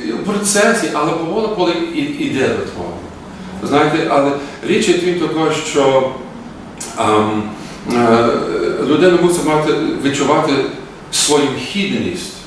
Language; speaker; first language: Ukrainian; early bilingual, heritage; Ukrainian